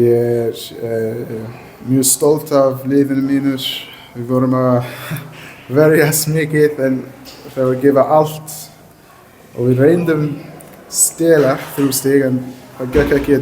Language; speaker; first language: Icelandic; non-native, learner; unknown